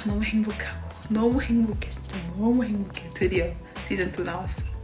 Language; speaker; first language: Korean; non-native, fluent; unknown